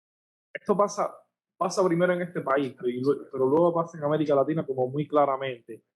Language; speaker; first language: Spanish; native; Spanish